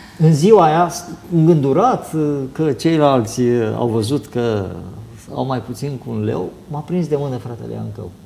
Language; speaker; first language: Romanian; native; Romanian